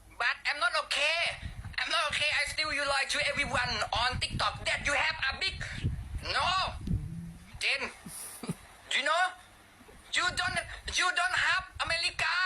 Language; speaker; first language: English; non-native, learner; Thai